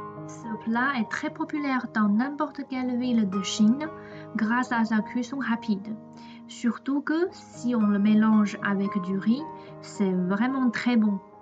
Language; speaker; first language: French; non-native, fluent; Chinese